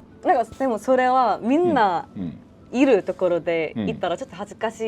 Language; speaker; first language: Japanese; non-native, learner; Korean